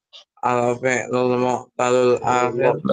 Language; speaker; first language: Arabic; non-native, learner; Indonesian